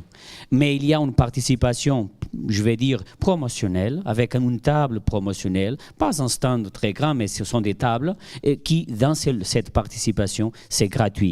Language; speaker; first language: French; non-native, fluent; Portuguese